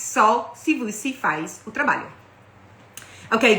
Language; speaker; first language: Portuguese; non-native, fluent; English